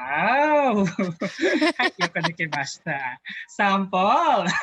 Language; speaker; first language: Japanese; non-native, learner; Filipino